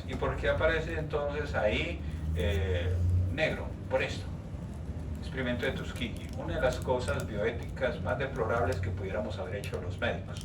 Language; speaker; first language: Spanish; native; Spanish